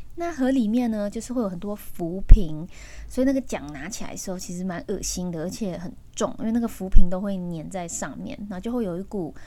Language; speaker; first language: Chinese; early bilingual, heritage; Chinese